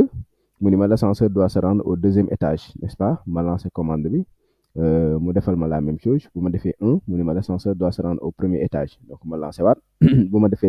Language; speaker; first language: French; non-native, local second language; Wolof